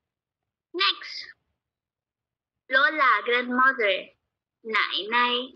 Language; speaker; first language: English; non-native, local second language; Filipino